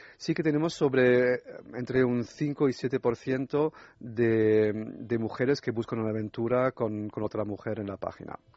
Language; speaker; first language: Spanish; non-native, fluent; French